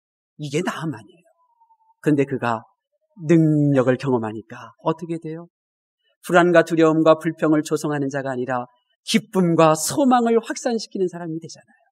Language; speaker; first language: Korean; native; Korean